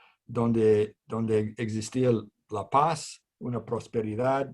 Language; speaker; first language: Spanish; non-native, fluent; English